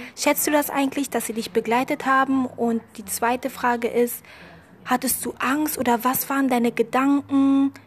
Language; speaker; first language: German; native; German